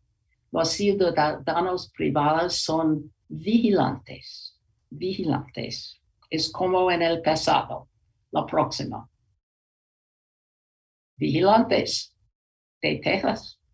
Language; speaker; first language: Spanish; non-native, learner; English